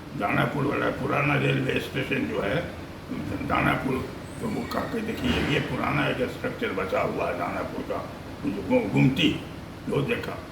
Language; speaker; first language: Hindi; native; Hindi